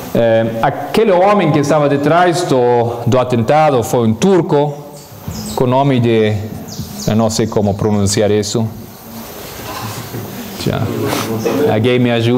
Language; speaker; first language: Portuguese; non-native, fluent; Spanish